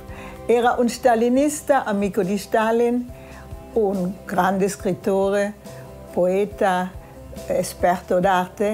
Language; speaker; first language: Italian; non-native, fluent; German